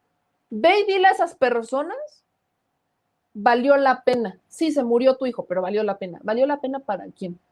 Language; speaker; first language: Spanish; native; Spanish